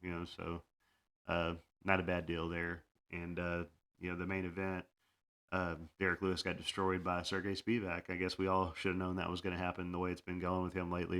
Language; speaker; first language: English; native; English